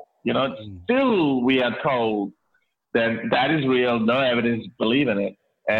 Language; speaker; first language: English; non-native, local second language; Urdu